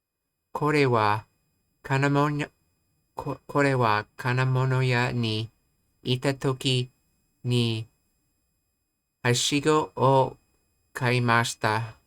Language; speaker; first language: Japanese; non-native, learner; English